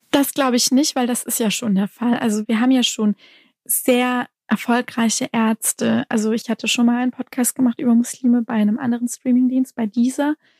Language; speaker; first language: German; native; German